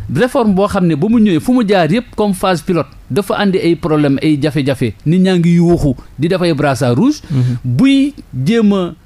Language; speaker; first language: Wolof; non-native, local second language; Jola-Fonyi